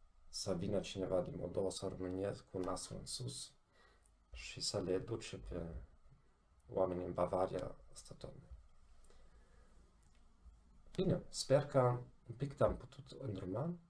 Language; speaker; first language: Romanian; non-native, fluent; German